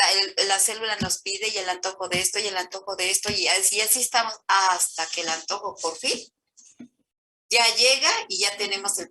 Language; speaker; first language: Spanish; native; Spanish